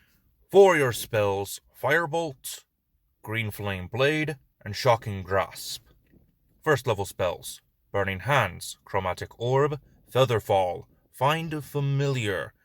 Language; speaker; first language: English; native; English